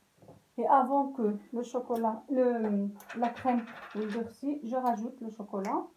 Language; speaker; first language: French; non-native, local second language; Arabic